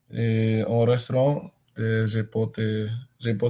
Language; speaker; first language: French; non-native, learner; English